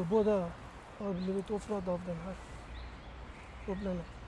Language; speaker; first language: Swedish; early bilingual, other home language; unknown